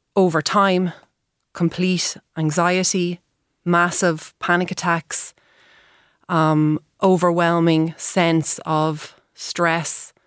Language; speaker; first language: English; native; English